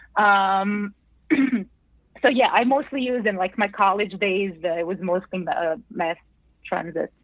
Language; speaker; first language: English; non-native, fluent; Croatian